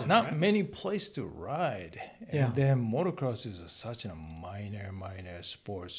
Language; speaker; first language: English; non-native, learner; Japanese